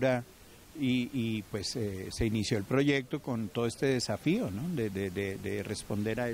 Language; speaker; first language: Spanish; native; Spanish